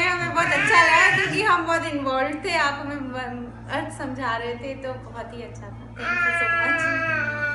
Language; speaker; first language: Hindi; native; Hindi